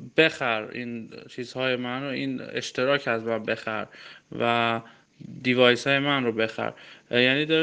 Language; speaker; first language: Persian; non-native, local second language; Armenian